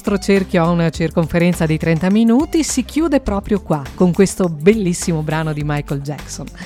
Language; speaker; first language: Italian; native; Italian